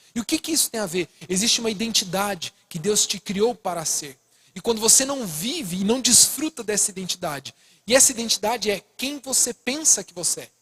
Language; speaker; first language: Portuguese; early bilingual, other home language; Spanish